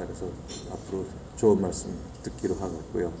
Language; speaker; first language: Korean; native; Korean